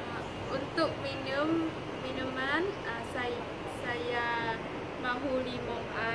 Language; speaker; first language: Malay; non-native, learner; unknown